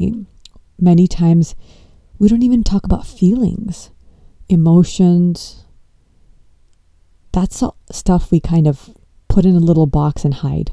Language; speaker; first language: English; native; English